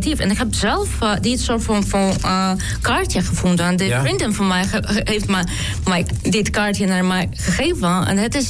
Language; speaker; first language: Dutch; non-native, learner; Ukrainian